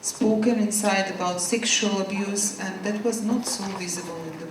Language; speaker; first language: English; non-native, fluent; Macedonian